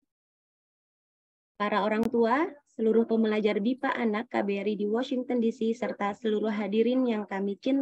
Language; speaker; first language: Indonesian; native; Indonesian